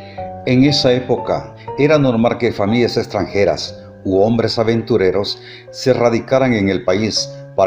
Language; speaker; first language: Spanish; native; Spanish